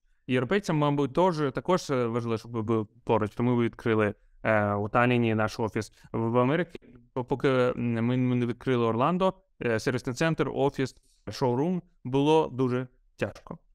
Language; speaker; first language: Ukrainian; non-native, local second language; Russian